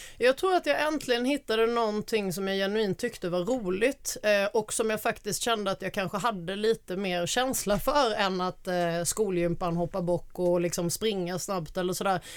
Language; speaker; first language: Swedish; native; Swedish